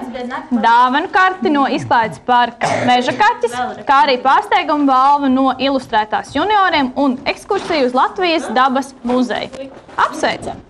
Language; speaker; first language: Latvian; native; Latvian